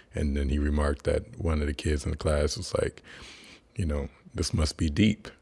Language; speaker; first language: English; native; English